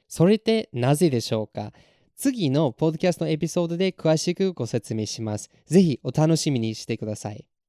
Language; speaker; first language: Japanese; non-native, fluent; English